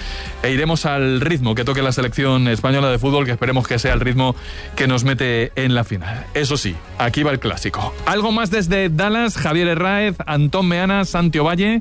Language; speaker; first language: Spanish; native; Spanish